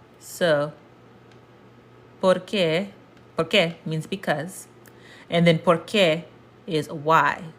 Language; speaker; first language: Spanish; non-native, fluent; English